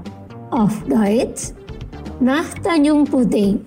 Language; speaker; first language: German; non-native, fluent; Indonesian